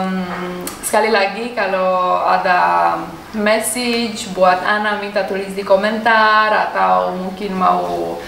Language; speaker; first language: Indonesian; non-native, learner; Russian